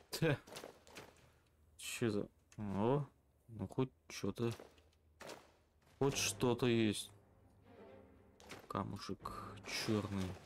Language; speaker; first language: Russian; native; Russian